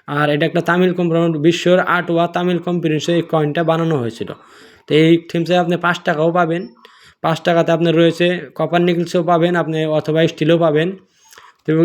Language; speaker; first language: Bangla; non-native, local second language; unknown